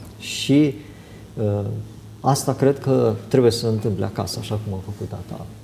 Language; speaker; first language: Romanian; native; Romanian